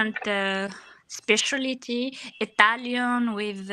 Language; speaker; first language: English; non-native, learner; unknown